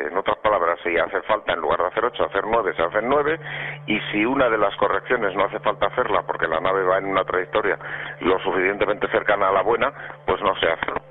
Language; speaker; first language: Spanish; native; Spanish